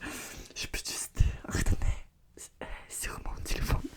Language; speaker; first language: French; non-native, learner; Russian